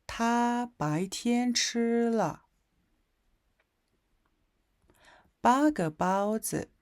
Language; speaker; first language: Chinese; non-native, fluent; Mongolian